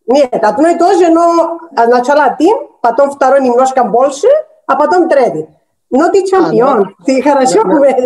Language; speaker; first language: Russian; non-native, learner; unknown